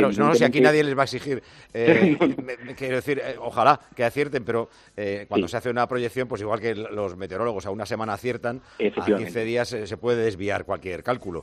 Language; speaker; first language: Spanish; native; Spanish